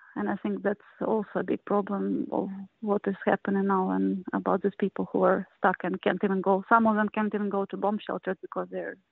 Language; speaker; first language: English; non-native, learner; Ukrainian